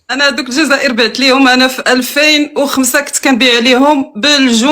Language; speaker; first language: Arabic; native; Arabic